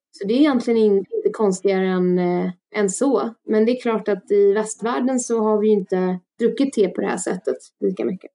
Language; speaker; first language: Swedish; early bilingual, other home language; Russian